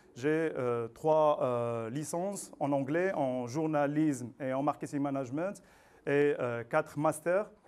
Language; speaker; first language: French; non-native, local second language; Arabic